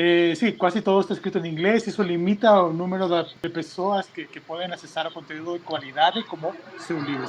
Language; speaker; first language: Portuguese; non-native, fluent; Spanish